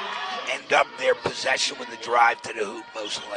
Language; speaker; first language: English; native; English